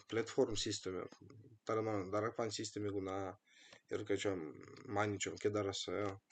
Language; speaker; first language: Korean; non-native, fluent; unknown